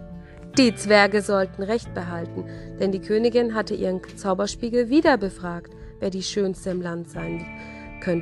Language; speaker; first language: German; native; German